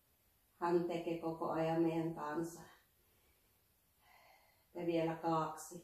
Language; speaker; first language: Finnish; non-native, learner; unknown